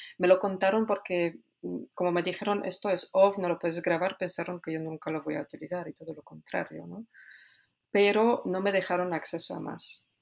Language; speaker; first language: Spanish; non-native, fluent; Polish